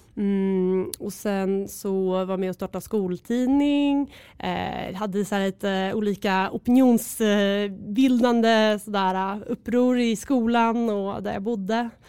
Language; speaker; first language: Swedish; native; Swedish